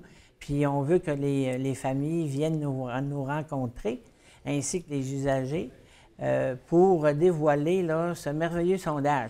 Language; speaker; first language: French; native; French